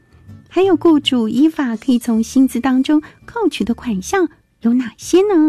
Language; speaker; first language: Chinese; native; Chinese